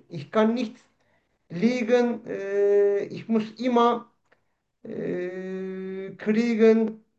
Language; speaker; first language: German; non-native, learner; Turkish